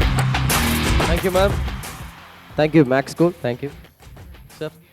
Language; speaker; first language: Tamil; native; Tamil